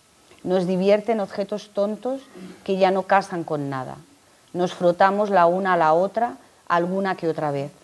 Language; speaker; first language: Spanish; native; Spanish